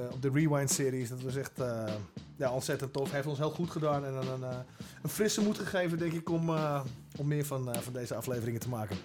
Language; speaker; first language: Dutch; native; Dutch